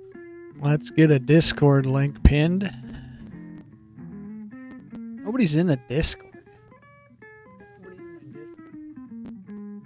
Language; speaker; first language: English; native; English